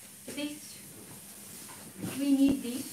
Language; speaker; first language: English; non-native, learner; Japanese